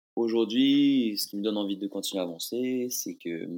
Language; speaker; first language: French; native; French